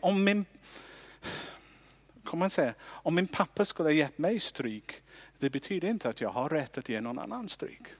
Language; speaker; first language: Swedish; non-native, fluent; English